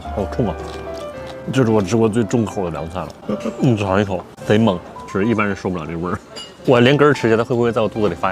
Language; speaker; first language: Chinese; native; Chinese